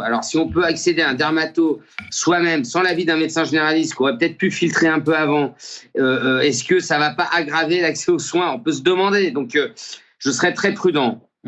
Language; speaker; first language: French; native; French